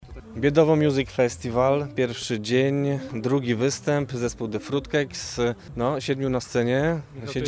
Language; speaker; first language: Polish; native; Polish